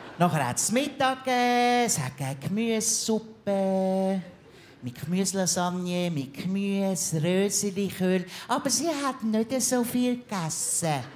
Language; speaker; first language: German; native; German